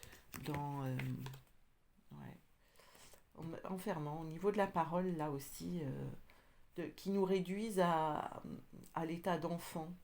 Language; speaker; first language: French; native; French